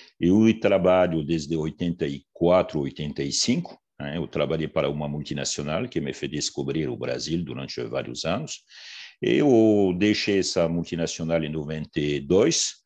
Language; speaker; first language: Portuguese; non-native, fluent; French